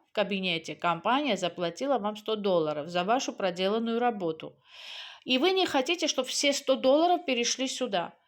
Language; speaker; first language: Russian; non-native, local second language; Georgian